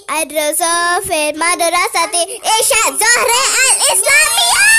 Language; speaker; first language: Arabic; non-native, learner; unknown